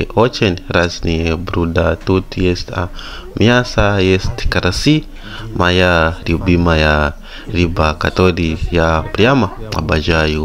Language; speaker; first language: Russian; non-native, fluent; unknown